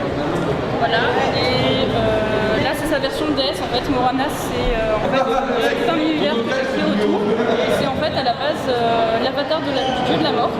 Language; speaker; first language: French; native; French